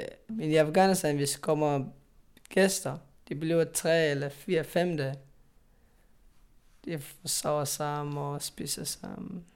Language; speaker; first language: Danish; non-native, learner; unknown